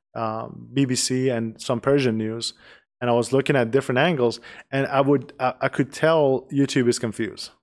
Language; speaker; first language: English; non-native, fluent; Persian